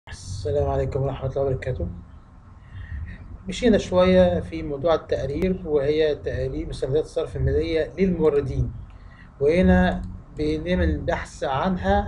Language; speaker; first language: Arabic; native; Arabic